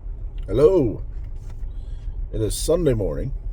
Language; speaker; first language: English; native; English